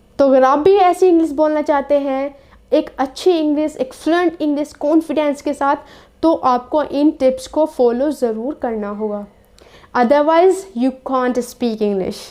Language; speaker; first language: Hindi; native; Hindi